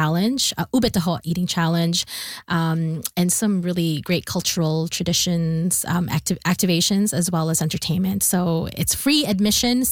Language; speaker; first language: English; non-native, local second language; Bikol